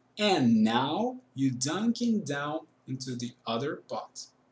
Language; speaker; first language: English; non-native, fluent; Portuguese